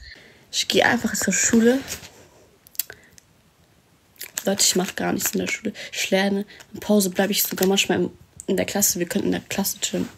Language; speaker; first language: German; early bilingual, other home language; Arabic